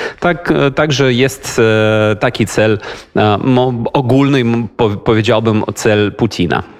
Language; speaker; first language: Polish; non-native, fluent; Ukrainian